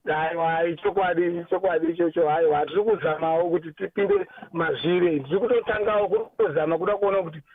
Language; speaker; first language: Shona; non-native, local second language; Nyanja